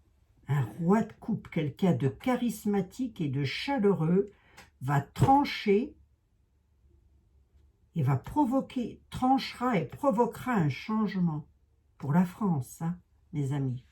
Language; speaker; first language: French; native; French